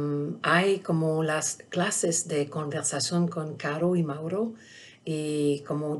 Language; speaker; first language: Spanish; non-native, learner; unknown